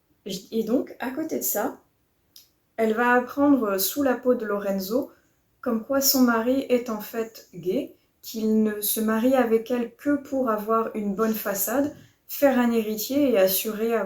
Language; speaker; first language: French; native; French